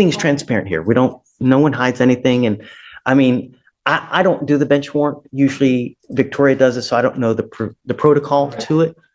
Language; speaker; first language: English; native; English